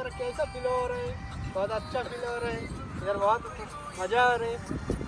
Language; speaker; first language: Hindi; non-native, learner; Bangla